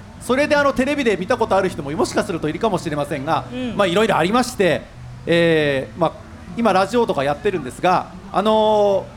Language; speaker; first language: Japanese; native; Japanese